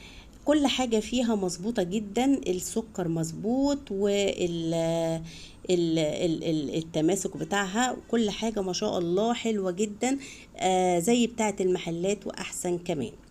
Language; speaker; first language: Arabic; native; Arabic